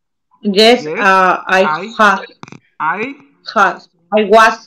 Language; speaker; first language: English; non-native, learner; Spanish